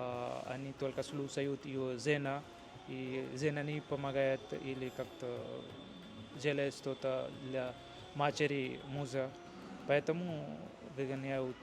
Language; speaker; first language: Russian; non-native, learner; Hindi